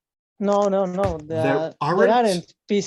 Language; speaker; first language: English; non-native, learner; Spanish